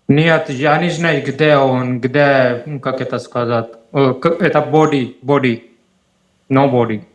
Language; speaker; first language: Russian; non-native, learner; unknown